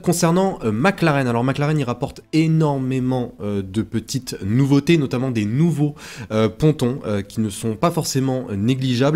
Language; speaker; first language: French; native; French